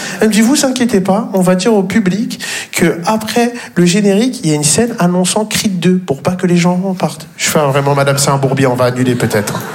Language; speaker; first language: French; native; French